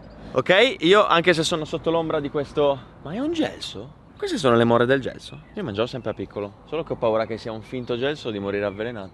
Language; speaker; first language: Italian; native; Italian